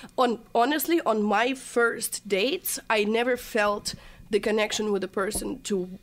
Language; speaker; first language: English; non-native, fluent; Russian